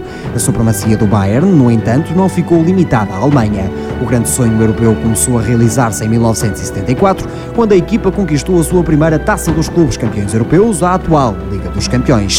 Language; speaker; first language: Portuguese; native; Portuguese